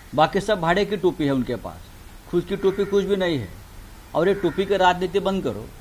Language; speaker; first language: Hindi; non-native, local second language; Marathi